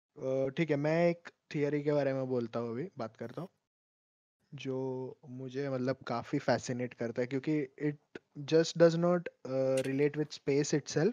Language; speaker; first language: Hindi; non-native, local second language; Malayalam